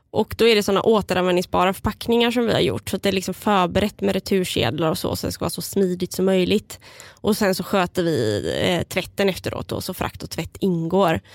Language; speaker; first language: Swedish; early bilingual, other home language; Bulgarian